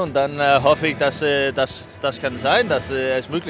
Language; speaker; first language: German; non-native, fluent; Danish